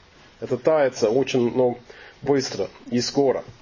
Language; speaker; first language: Russian; non-native, fluent; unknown